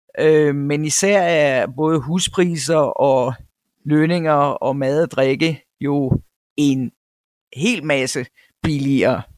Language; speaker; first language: Danish; native; Danish